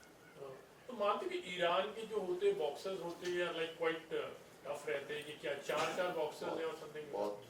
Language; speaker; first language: Hindi; native; Hindi